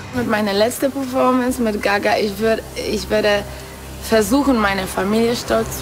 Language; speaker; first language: German; non-native, learner; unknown